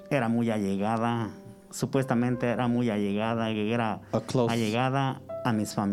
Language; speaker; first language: Spanish; native; Spanish